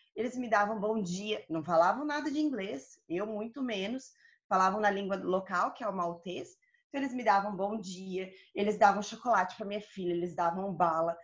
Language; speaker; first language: Portuguese; native; Portuguese